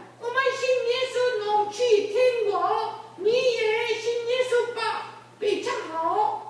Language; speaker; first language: Chinese; non-native, learner; Korean